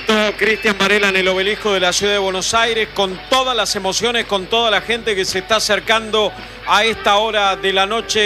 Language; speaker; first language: Spanish; native; Spanish